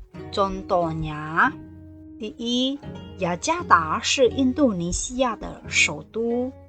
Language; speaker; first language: Chinese; non-native, fluent; Indonesian